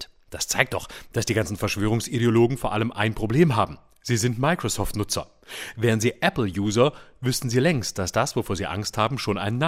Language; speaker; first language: German; native; German